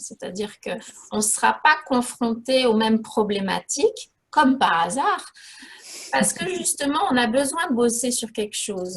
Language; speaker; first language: French; native; French